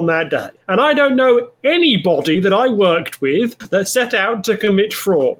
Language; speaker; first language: English; native; English